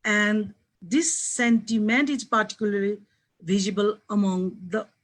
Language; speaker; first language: English; non-native, local second language; Nepali